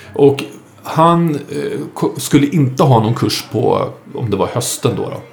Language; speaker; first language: Swedish; native; Swedish